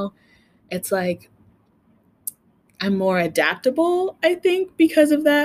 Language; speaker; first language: English; native; English